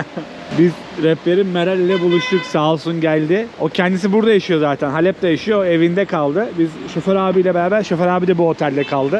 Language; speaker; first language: Turkish; native; Turkish